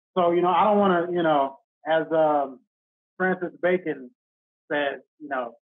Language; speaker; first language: English; native; English